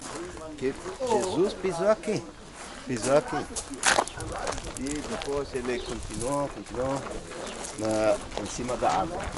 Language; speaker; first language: Portuguese; non-native, fluent; Hebrew